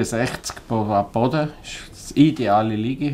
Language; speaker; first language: German; native; German